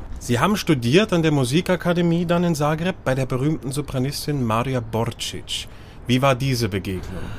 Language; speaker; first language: German; native; German